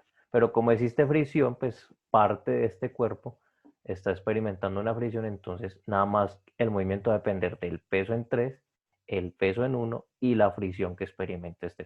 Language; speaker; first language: Spanish; native; Spanish